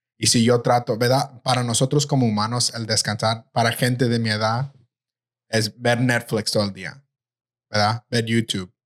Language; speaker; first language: Spanish; early bilingual, heritage; Spanish